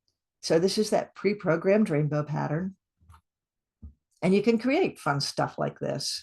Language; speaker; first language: English; native; English